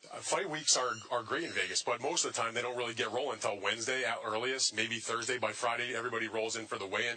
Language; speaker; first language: English; native; English